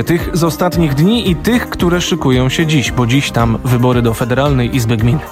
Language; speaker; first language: Polish; native; Polish